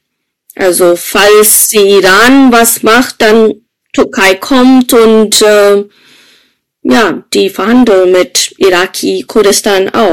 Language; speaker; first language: German; non-native, fluent; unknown